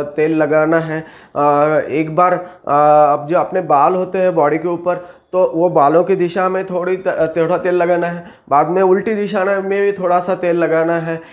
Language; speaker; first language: Hindi; non-native, local second language; Marathi